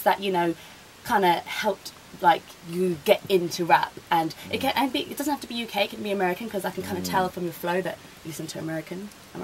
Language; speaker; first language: English; native; English